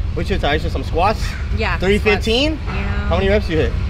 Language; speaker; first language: English; native; English